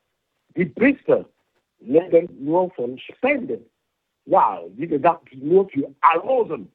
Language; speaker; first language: German; non-native, fluent; French